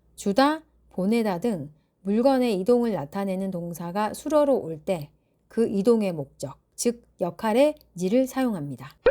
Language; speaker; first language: Korean; native; Korean